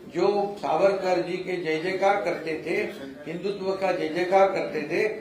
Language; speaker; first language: Hindi; non-native, local second language; Marathi